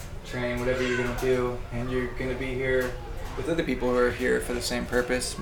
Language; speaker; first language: English; native; English